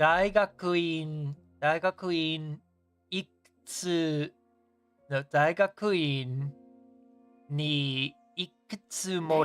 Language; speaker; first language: Japanese; non-native, learner; English